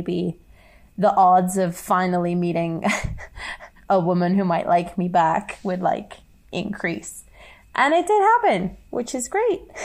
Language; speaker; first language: English; native; English